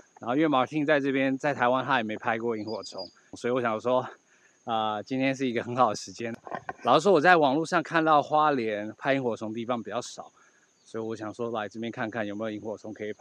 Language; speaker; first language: Chinese; native; Chinese